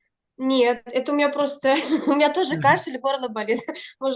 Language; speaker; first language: Russian; native; Russian